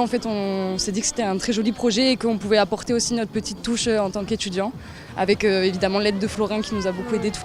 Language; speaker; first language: French; native; French